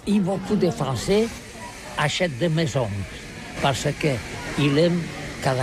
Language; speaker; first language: French; non-native, learner; Catalan